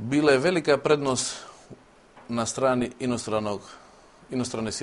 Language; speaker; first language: Serbian; native; Serbian